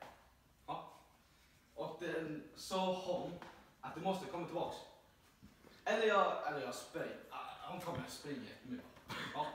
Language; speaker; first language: Swedish; non-native, learner; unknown